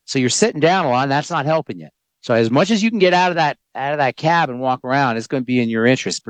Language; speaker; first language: English; native; English